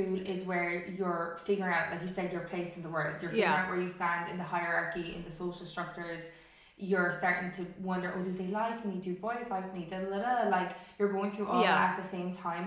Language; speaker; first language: English; native; English